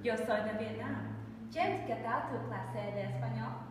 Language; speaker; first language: Spanish; non-native, learner; Vietnamese